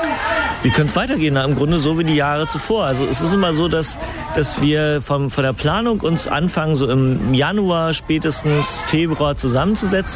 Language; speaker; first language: German; native; German